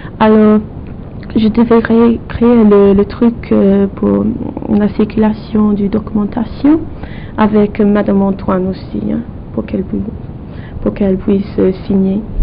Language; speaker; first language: French; non-native, fluent; English